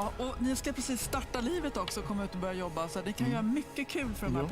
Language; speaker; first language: Swedish; native; Swedish